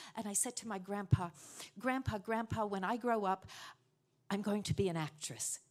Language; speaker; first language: English; native; English